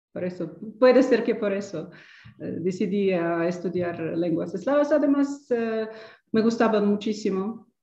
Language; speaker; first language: Spanish; non-native, fluent; Ukrainian